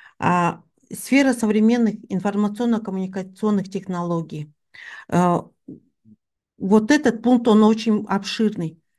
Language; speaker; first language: Russian; non-native, local second language; Tuvinian